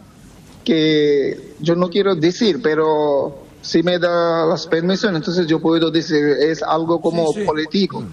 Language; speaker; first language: Spanish; non-native, fluent; Bangla